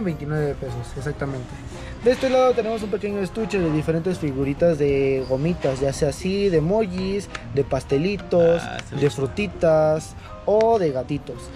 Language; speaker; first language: Spanish; native; Spanish